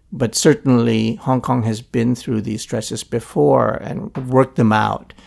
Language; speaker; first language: English; non-native, local second language; Filipino